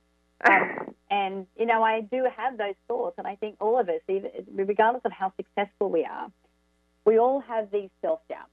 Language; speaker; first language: English; native; English